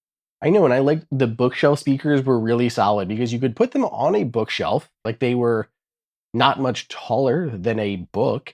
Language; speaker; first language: English; native; English